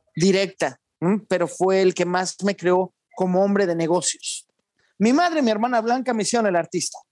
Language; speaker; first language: Spanish; native; Spanish